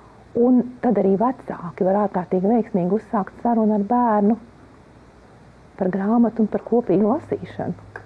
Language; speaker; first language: Latvian; native; Latvian